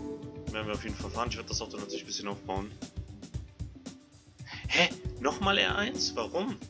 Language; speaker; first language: German; native; German